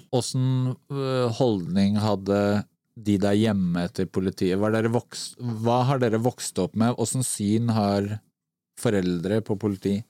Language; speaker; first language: Norwegian; native; Norwegian